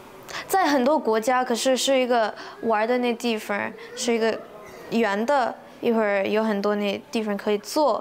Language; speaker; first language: Chinese; early bilingual, heritage; Chinese